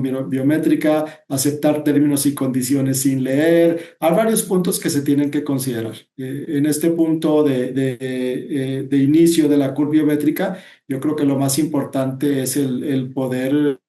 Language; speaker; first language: Spanish; native; Spanish